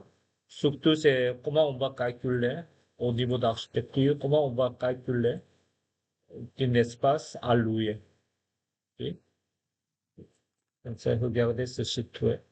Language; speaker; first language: French; non-native, fluent; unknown